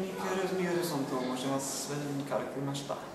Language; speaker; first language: Japanese; non-native, learner; Swedish